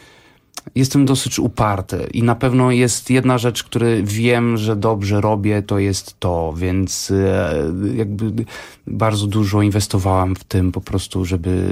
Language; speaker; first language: Polish; non-native, fluent; Portuguese